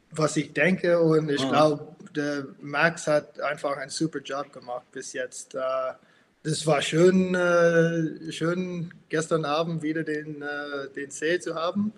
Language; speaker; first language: German; non-native, fluent; English